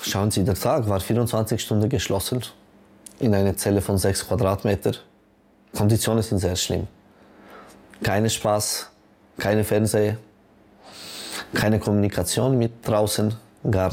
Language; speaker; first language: German; non-native, local second language; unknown